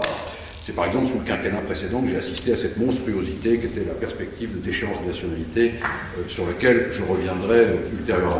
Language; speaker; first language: French; native; French